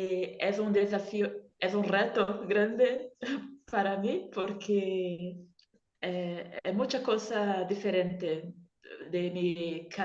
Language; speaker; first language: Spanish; non-native, learner; Portuguese